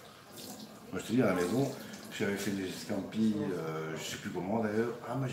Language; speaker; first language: French; native; French